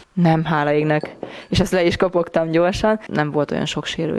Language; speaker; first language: Hungarian; native; Hungarian